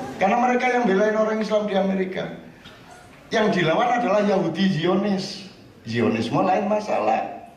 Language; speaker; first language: Indonesian; native; Indonesian